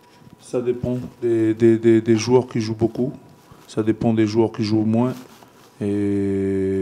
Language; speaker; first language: French; non-native, fluent; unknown